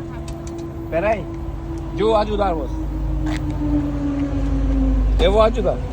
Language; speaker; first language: Portuguese; non-native, learner; Bangla